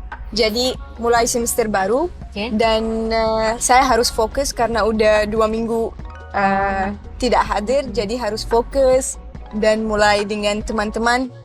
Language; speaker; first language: Indonesian; non-native, fluent; Arabic